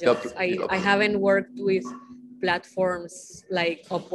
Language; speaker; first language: English; non-native, fluent; Spanish